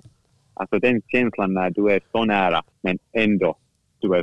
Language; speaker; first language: Swedish; non-native, fluent; Finnish